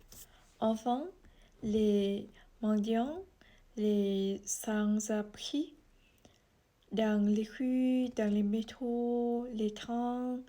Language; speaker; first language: French; non-native, learner; Vietnamese